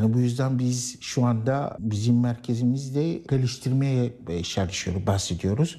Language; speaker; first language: Turkish; non-native, learner; Arabic